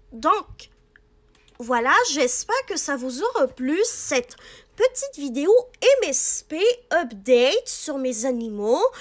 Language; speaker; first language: French; native; French